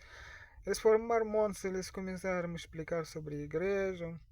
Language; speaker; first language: Portuguese; non-native, learner; Russian